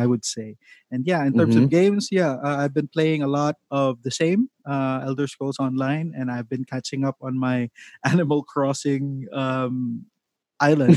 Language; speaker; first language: English; non-native, local second language; Cebuano